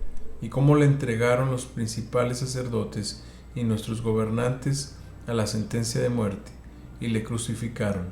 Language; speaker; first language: Spanish; native; Spanish